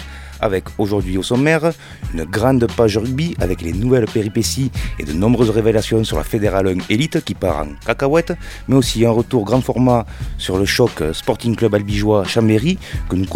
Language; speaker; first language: French; native; French